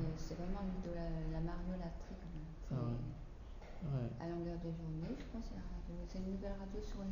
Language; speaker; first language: French; native; French